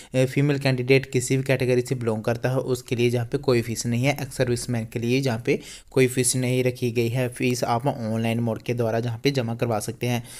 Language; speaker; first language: Hindi; native; Hindi